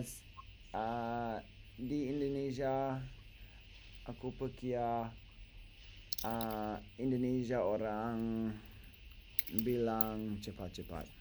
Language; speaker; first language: Indonesian; non-native, learner; English